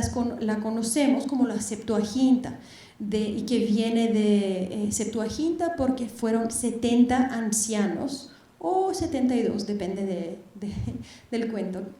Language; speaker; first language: Spanish; non-native, fluent; Bulgarian